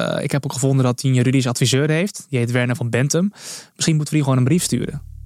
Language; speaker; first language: Dutch; native; Dutch